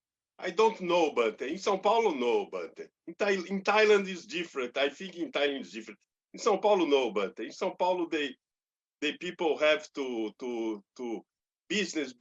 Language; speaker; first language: English; non-native, learner; Portuguese